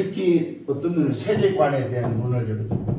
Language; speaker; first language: Korean; native; Korean